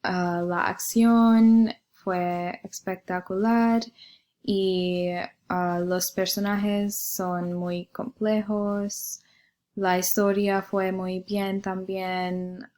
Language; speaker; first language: Spanish; non-native, learner; English